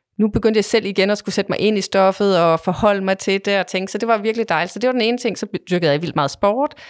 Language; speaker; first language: Danish; native; Danish